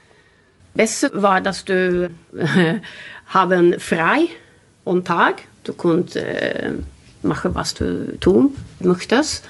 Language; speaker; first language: German; non-native, learner; Swedish